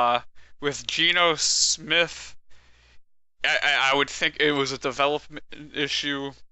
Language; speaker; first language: English; native; English